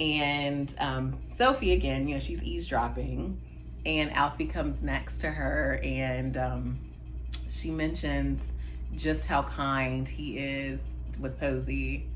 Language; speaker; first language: English; native; English